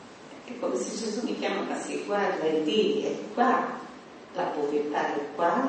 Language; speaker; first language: Italian; non-native, fluent; Portuguese